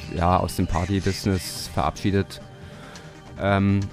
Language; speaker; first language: German; native; German